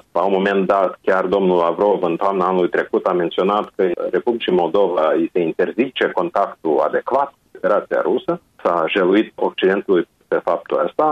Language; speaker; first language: Romanian; native; Romanian